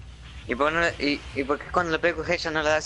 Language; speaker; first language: Spanish; early bilingual, heritage; Spanish